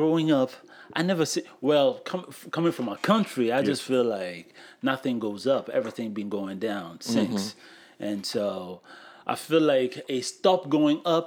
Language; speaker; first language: English; non-native, fluent; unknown